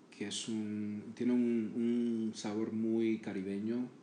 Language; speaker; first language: Spanish; native; Spanish